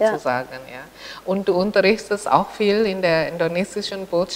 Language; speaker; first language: German; non-native, fluent; Indonesian